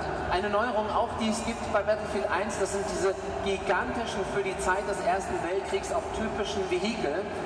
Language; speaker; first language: German; native; German